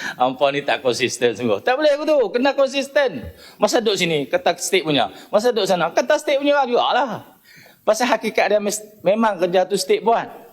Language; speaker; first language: Malay; native; Malay